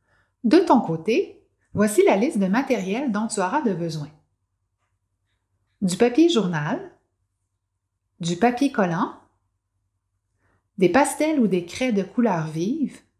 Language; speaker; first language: French; native; French